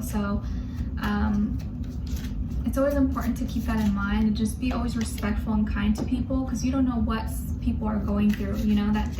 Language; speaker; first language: English; native; English